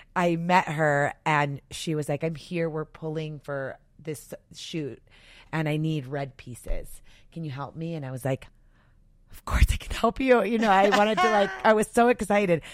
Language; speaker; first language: English; native; English